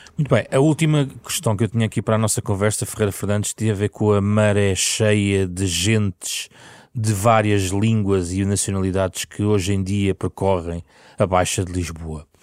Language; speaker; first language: Portuguese; native; Portuguese